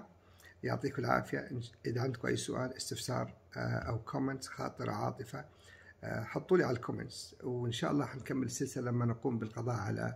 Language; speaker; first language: Arabic; native; Arabic